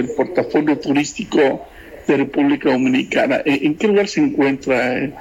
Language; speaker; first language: Spanish; native; Spanish